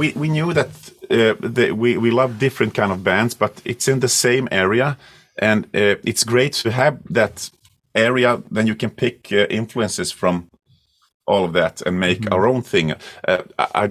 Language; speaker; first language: English; non-native, fluent; Swedish